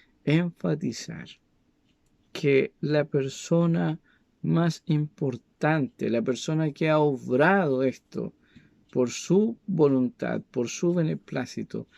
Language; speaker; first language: Spanish; native; Spanish